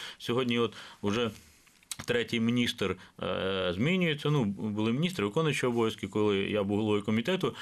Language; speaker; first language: Ukrainian; native; Ukrainian